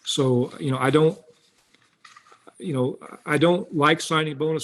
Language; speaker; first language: English; native; English